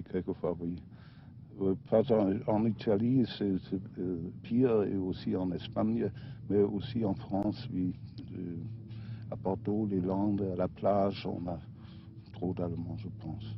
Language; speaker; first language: French; non-native, fluent; German